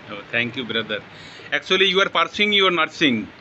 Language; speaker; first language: English; non-native, learner; Bangla